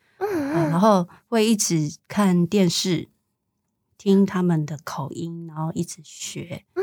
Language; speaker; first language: Chinese; native; Chinese